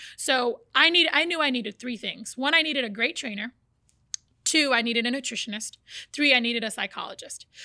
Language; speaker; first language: English; early bilingual, other home language; Portuguese